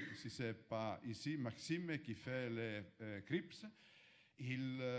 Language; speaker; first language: French; non-native, fluent; Italian